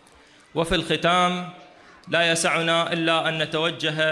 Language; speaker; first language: Arabic; native; Arabic